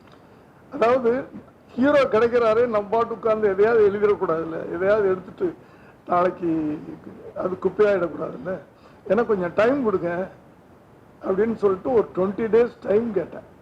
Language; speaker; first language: Tamil; native; Tamil